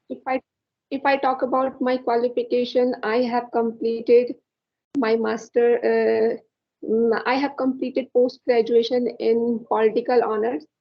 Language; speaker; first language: English; non-native, learner; Hindi